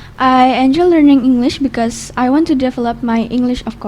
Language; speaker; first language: English; non-native, learner; Indonesian